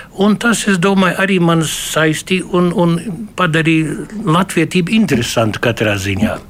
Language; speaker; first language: Latvian; early bilingual, heritage; Latvian